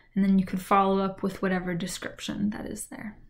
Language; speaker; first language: English; native; English